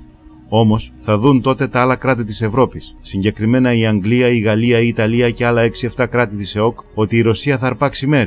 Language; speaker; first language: Greek; native; Greek